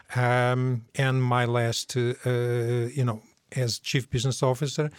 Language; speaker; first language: English; non-native, fluent; Portuguese